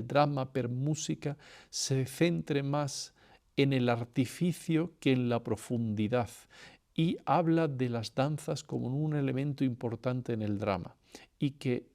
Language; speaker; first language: Spanish; native; Spanish